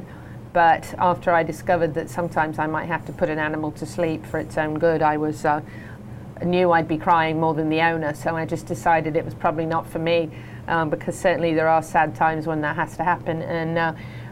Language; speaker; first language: English; native; English